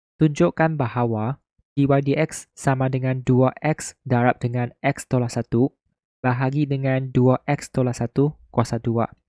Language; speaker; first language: Malay; non-native, local second language; Chinese